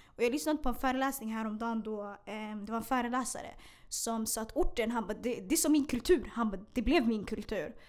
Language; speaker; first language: Swedish; early bilingual, other home language; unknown